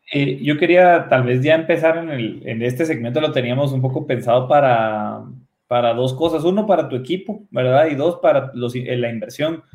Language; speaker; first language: Spanish; native; Spanish